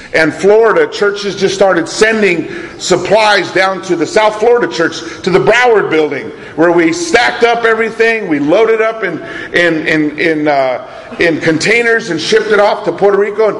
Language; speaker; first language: English; native; English